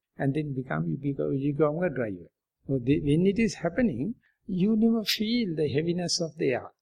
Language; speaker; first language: English; non-native, local second language; Sinhala